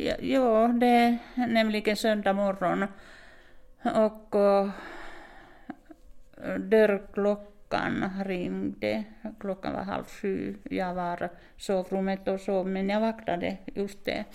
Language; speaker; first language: Swedish; non-native, fluent; Finnish